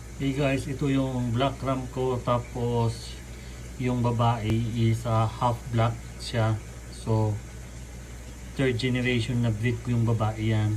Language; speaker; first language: Filipino; native; Filipino